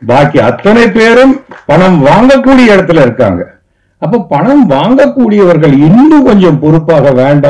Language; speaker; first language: Tamil; native; Tamil